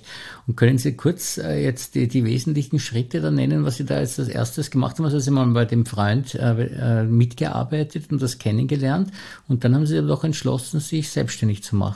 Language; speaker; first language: German; native; German